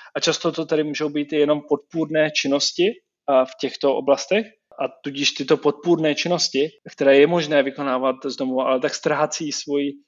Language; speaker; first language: Czech; native; Czech